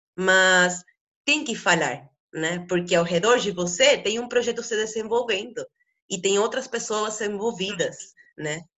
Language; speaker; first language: Portuguese; non-native, fluent; Spanish